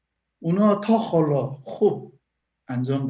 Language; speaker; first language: Persian; non-native, learner; Korean